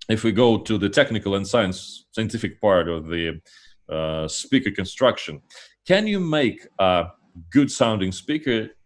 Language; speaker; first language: English; non-native, fluent; Russian